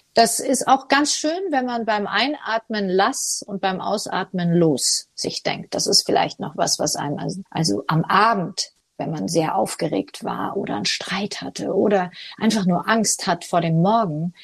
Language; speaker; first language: German; native; German